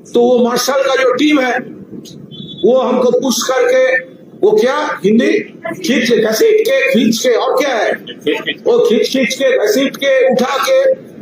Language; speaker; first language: Hindi; non-native, local second language; Bangla